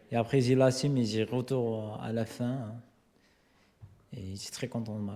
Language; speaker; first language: French; non-native, learner; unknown